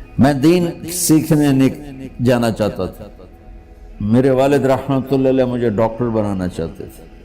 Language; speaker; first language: Urdu; non-native, local second language; Punjabi